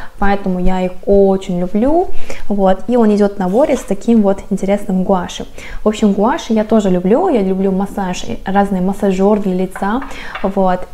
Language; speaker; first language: Russian; non-native, fluent; Korean